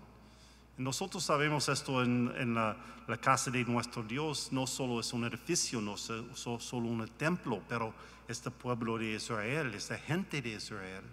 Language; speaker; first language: Spanish; non-native, learner; English